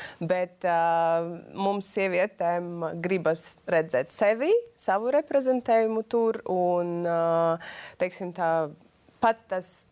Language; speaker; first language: Latvian; non-native, local second language; Russian